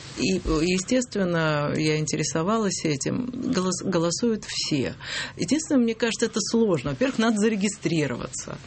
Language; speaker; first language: Russian; native; Russian